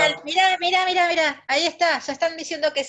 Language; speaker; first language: Spanish; native; Spanish